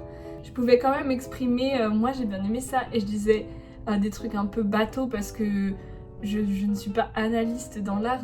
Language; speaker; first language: French; native; French